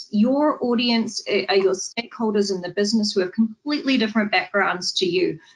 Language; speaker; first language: English; native; English